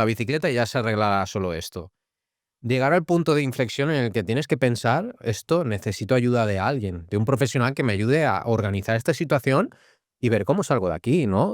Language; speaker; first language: Spanish; native; Spanish